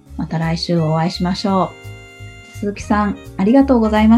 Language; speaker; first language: Japanese; native; Japanese